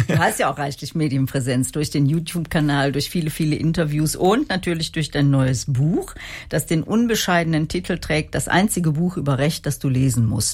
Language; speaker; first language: German; native; German